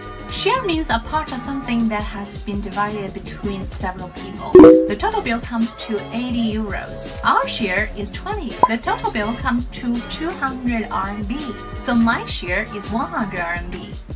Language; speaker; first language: English; non-native, fluent; Chinese